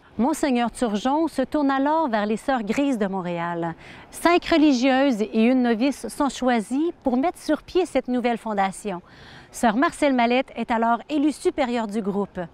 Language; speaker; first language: French; native; French